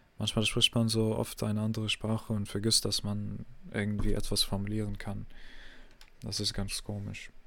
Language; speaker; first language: German; non-native, fluent; English